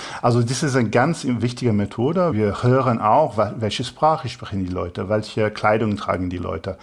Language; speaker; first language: German; non-native, fluent; English